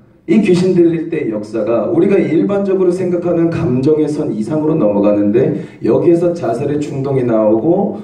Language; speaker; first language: Korean; native; Korean